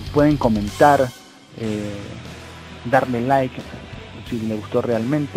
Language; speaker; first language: Spanish; native; Spanish